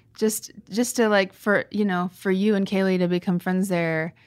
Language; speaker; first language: English; native; English